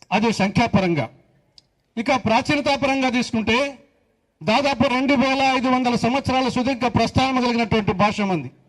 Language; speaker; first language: Telugu; native; Telugu